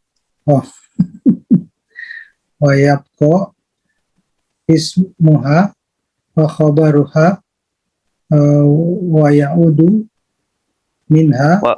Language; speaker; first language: Arabic; non-native, learner; Indonesian